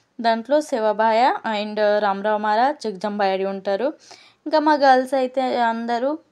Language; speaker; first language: Telugu; non-native, local second language; Lambadi